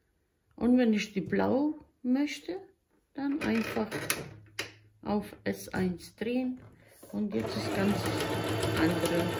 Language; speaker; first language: German; non-native, local second language; Bosnian